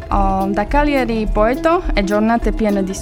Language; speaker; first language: Italian; non-native, learner; Slovak